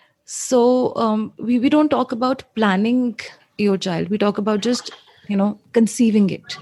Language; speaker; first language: English; non-native, local second language; Hindi